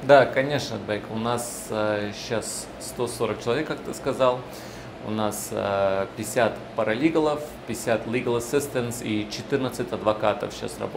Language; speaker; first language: Russian; early bilingual, heritage; Russian